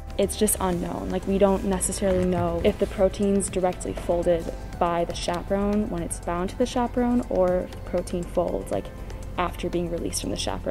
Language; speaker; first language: English; native; English